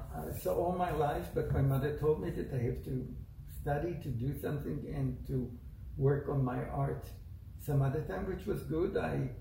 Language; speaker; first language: English; non-native, fluent; Hebrew